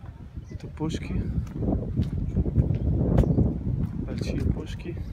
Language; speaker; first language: Russian; non-native, learner; Arabic